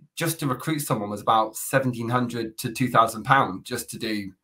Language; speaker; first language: English; native; English